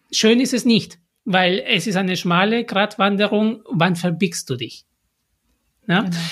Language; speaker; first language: German; non-native, fluent; Spanish